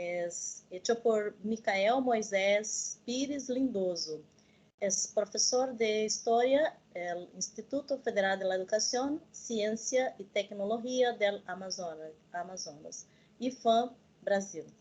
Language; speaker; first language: Spanish; non-native, learner; Portuguese